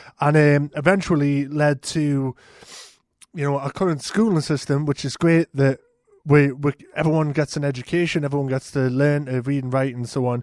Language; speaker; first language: English; native; English